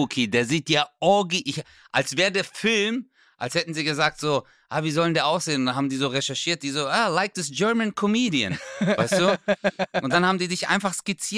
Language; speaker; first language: German; native; German